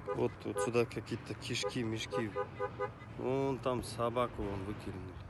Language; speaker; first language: Russian; non-native, local second language; Kazakh